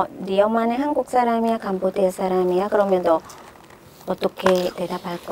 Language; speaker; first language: Korean; non-native, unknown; Khmer